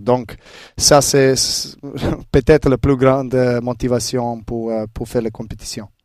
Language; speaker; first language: French; non-native, learner; Serbian